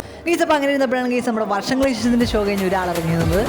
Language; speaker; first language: Malayalam; native; Malayalam